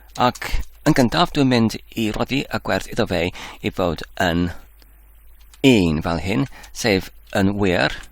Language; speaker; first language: Welsh; non-native, learner; Dutch